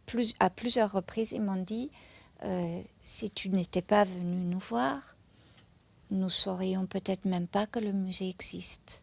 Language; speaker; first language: French; non-native, fluent; German